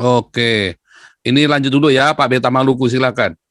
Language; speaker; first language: Indonesian; native; Indonesian